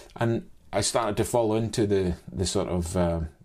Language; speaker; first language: English; native; English